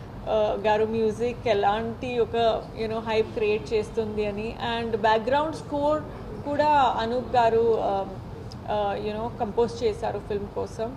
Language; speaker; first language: Telugu; non-native, fluent; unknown